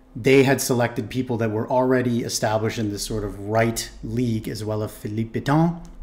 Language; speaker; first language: English; native; English